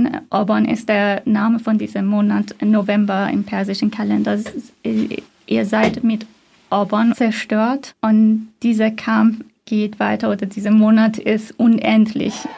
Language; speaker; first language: German; non-native, fluent; Persian